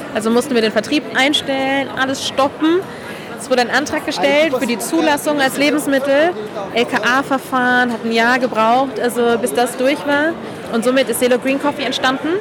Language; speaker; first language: German; non-native, fluent; Catalan